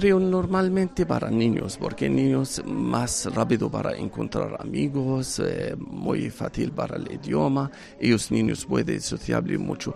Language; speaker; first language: Spanish; non-native, learner; Arabic